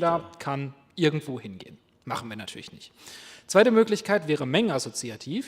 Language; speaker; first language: German; native; German